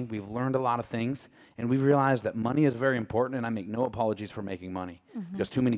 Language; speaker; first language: English; native; English